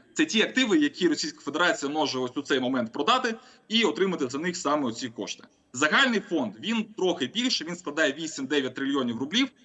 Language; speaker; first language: Ukrainian; non-native, local second language; Russian